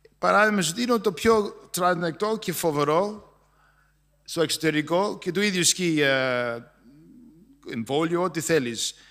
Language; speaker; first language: Greek; non-native, fluent; English